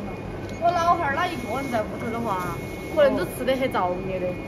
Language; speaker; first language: Chinese; native; Chinese